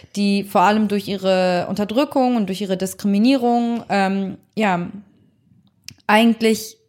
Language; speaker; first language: German; native; German